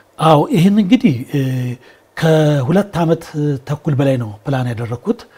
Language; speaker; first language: Amharic; native; Amharic